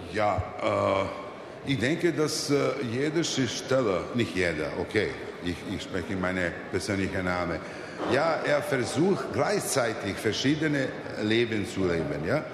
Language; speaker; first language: German; non-native, fluent; Serbian